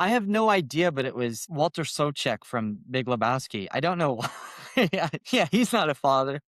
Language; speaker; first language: English; native; English